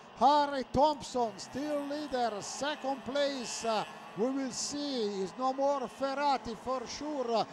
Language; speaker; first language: English; non-native, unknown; Italian